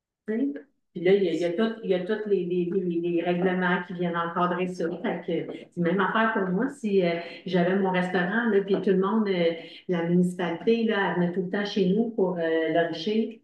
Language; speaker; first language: French; native; French